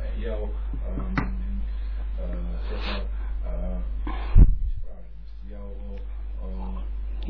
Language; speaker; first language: Dutch; non-native, learner; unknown